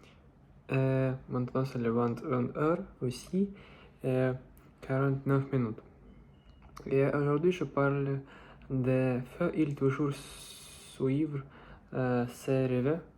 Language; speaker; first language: French; non-native, learner; Russian